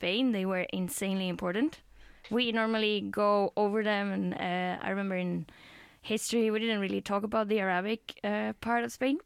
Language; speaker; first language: English; non-native, fluent; Spanish